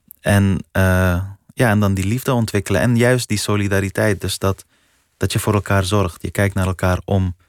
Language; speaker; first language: Dutch; early bilingual, other home language; Persian